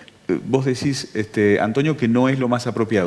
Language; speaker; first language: Spanish; native; Spanish